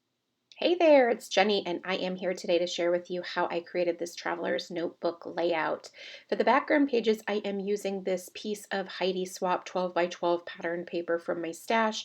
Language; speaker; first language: English; native; English